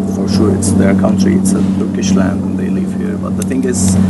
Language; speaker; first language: English; non-native, fluent; Arabic